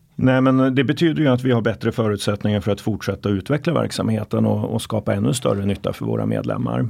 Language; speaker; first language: Swedish; native; Swedish